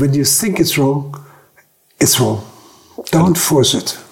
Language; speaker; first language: English; non-native, fluent; German